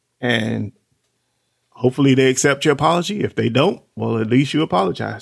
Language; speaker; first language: English; native; English